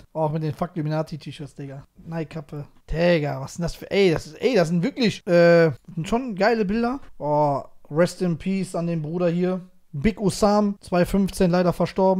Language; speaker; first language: German; native; German